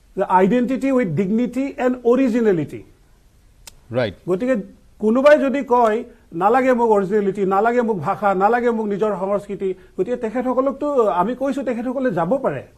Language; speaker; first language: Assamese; non-native, local second language; Mising